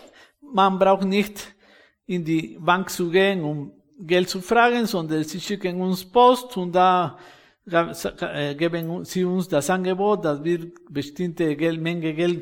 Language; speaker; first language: German; non-native, fluent; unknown